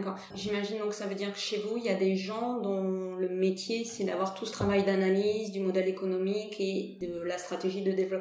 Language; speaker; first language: French; native; French